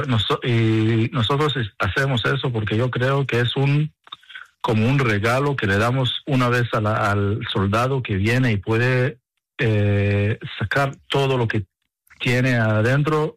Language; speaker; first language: Spanish; early bilingual, heritage; Spanish